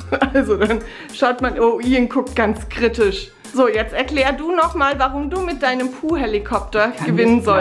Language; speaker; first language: German; native; German